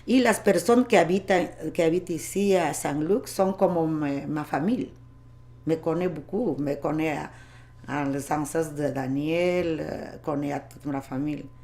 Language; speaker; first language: French; non-native, learner; Spanish